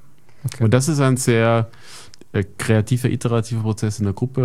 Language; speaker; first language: German; native; German